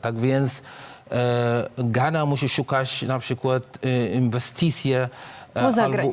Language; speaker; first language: Polish; non-native, fluent; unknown